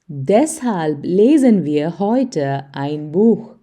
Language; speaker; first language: German; non-native, fluent; Malayalam